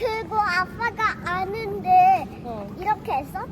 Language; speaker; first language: Korean; early bilingual, heritage; Korean